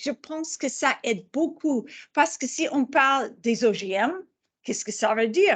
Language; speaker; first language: French; non-native, fluent; English